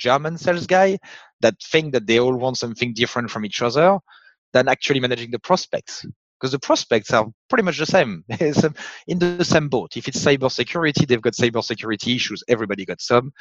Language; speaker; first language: English; non-native, fluent; French